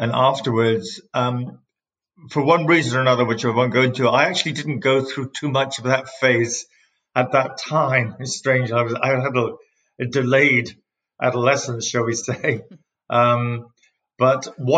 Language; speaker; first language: English; native; English